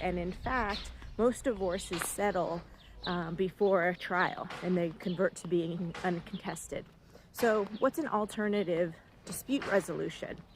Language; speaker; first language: English; native; English